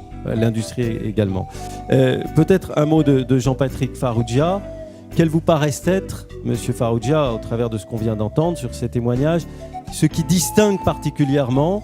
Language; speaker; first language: French; native; French